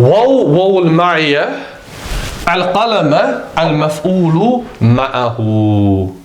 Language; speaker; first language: Arabic; non-native, fluent; English